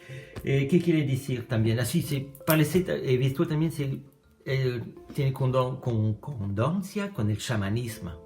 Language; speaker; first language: Spanish; non-native, learner; French